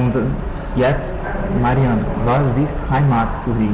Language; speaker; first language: German; non-native, learner; Portuguese